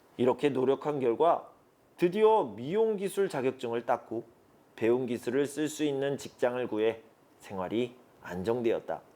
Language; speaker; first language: Korean; native; Korean